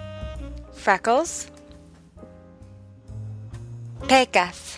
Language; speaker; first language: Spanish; non-native, fluent; English